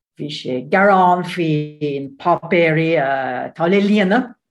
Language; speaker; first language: Irish; non-native, learner; Dutch